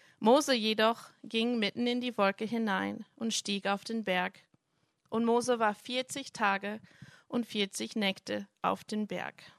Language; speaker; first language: German; non-native, fluent; English